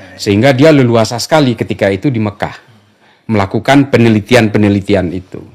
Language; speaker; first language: Indonesian; non-native, local second language; Madurese